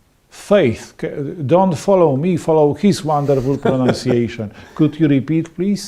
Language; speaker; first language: English; non-native, fluent; Polish